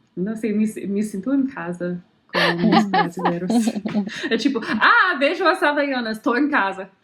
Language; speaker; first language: Portuguese; non-native, fluent; English